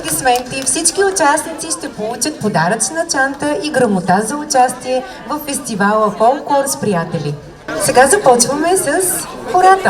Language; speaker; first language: Bulgarian; native; Bulgarian